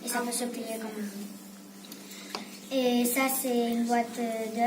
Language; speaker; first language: French; non-native, local second language; Spanish